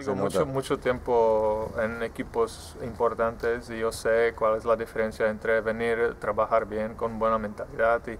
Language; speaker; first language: Spanish; non-native, fluent; Czech